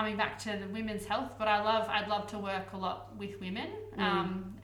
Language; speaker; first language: English; native; English